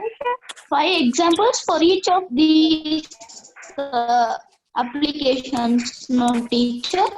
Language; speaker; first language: English; non-native, local second language; Sinhala